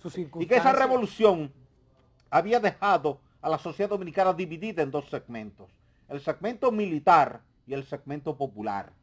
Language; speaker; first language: Spanish; native; Spanish